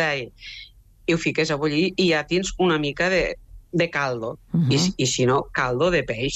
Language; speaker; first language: Catalan; native; Catalan